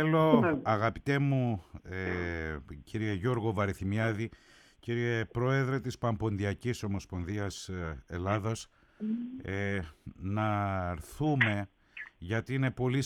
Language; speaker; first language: Greek; native; Greek